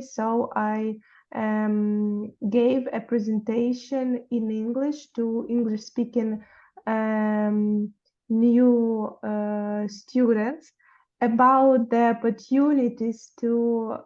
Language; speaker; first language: English; non-native, fluent; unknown